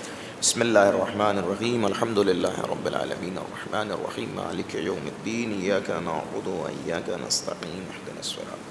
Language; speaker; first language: Urdu; native; Urdu